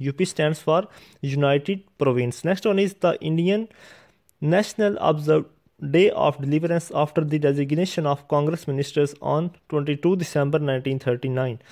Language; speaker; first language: English; non-native, local second language; Urdu